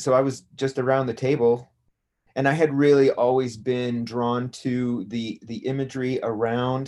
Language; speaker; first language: English; native; English